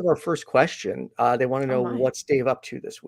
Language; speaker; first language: English; native; English